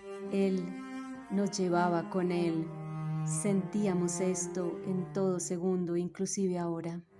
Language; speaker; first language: Spanish; native; Spanish